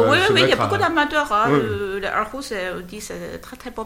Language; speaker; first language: French; non-native, learner; Chinese